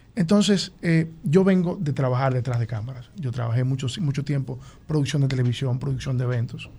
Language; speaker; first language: Spanish; native; Spanish